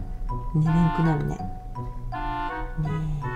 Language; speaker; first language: Japanese; native; Japanese